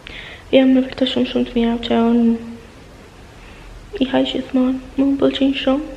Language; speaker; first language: Albanian; early bilingual, heritage; Albanian